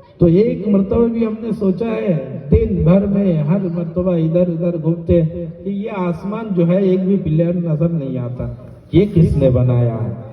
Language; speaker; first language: Urdu; non-native, local second language; Bangla